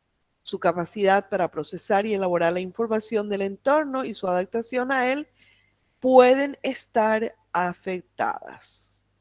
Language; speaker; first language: Spanish; native; Spanish